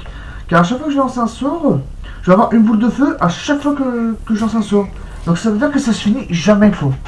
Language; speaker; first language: French; native; French